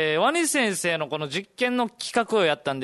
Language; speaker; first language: Japanese; native; Japanese